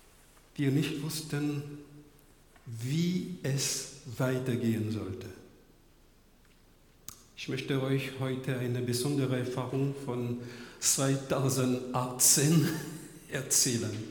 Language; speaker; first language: German; non-native, fluent; French